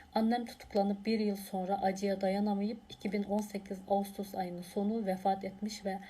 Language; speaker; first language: Turkish; non-native, fluent; Uyghur